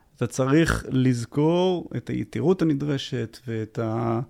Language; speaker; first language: Hebrew; native; Hebrew